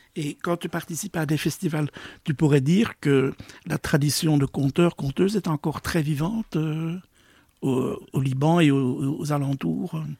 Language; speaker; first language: French; native; French